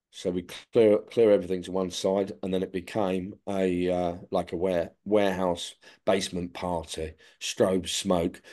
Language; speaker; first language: English; native; English